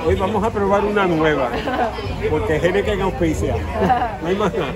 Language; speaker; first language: Spanish; native; Spanish